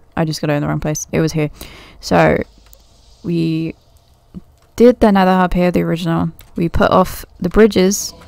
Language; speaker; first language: English; native; English